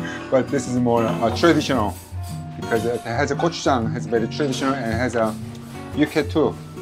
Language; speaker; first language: English; non-native, fluent; Korean